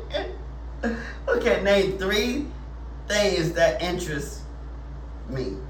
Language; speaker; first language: English; native; English